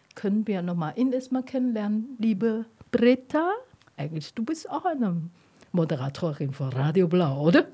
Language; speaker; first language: German; non-native, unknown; Chinese